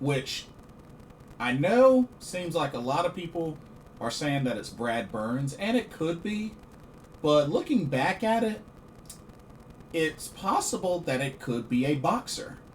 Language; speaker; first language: English; native; English